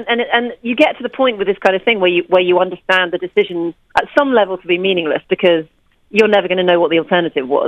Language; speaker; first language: English; native; English